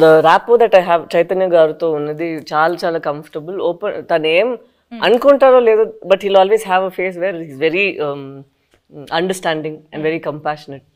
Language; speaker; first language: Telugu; non-native, fluent; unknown